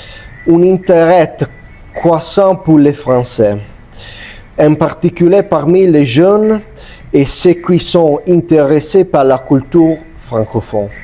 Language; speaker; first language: French; non-native, learner; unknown